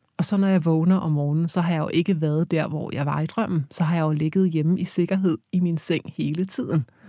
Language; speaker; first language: Danish; native; Danish